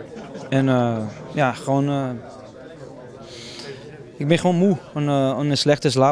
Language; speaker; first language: Dutch; non-native, fluent; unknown